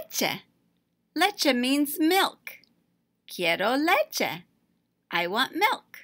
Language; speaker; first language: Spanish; non-native, learner; English